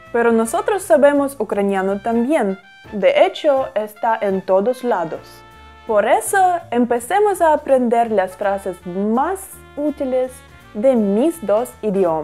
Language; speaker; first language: Spanish; non-native, fluent; Russian